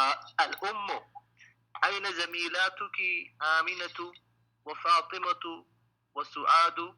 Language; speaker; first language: Arabic; non-native, learner; English